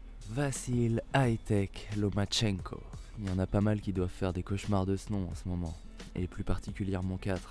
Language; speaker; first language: French; native; French